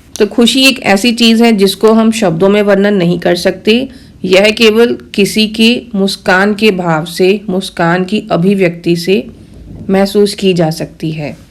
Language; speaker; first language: Hindi; native; Hindi